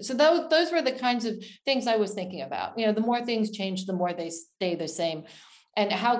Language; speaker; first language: English; native; English